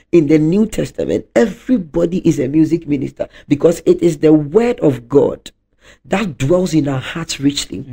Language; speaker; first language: English; non-native, local second language; Akan